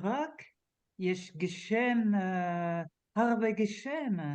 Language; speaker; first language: Hebrew; non-native, learner; French